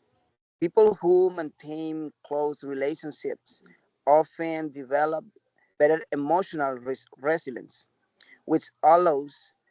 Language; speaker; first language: English; non-native, learner; Spanish